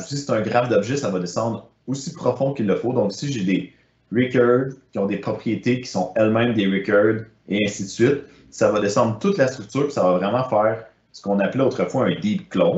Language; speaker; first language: French; native; French